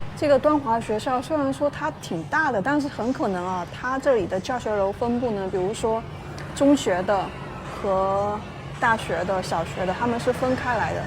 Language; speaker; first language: Chinese; native; Chinese